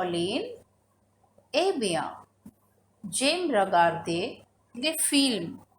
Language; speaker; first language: French; non-native, fluent; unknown